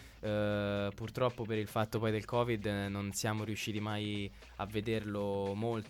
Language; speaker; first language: Italian; native; Italian